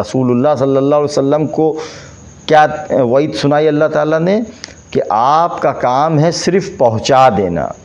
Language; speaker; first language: Urdu; native; Urdu